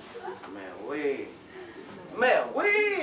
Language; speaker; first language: French; non-native, learner; Russian